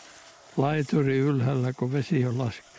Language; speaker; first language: Finnish; native; Finnish